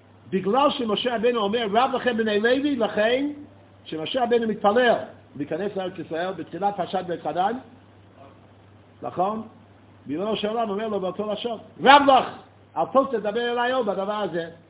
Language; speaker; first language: Hebrew; non-native, fluent; English